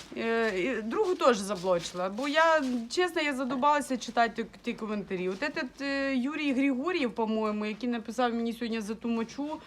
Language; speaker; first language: Ukrainian; non-native, local second language; Russian